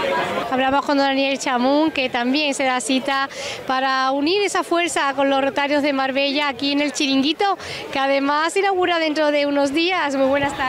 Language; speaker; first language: Spanish; native; Spanish